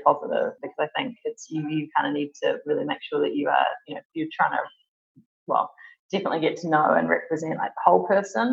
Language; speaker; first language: English; native; English